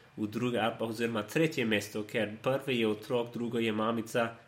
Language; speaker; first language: Slovenian; non-native, learner; English